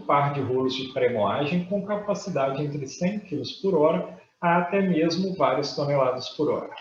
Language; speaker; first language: Portuguese; native; Portuguese